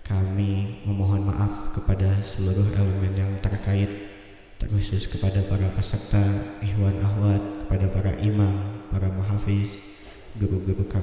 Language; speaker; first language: Indonesian; native; Indonesian